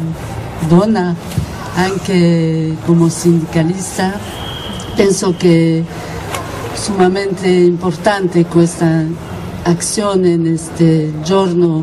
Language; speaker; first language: Italian; non-native, learner; Spanish